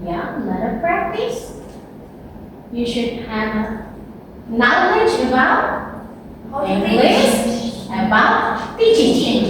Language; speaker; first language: English; non-native, learner; Indonesian